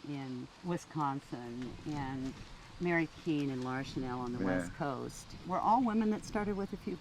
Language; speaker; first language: English; native; English